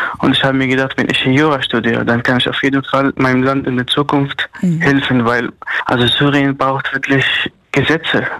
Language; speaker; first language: German; non-native, fluent; Arabic